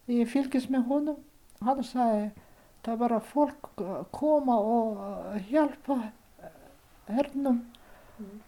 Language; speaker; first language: Icelandic; non-native, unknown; Ukrainian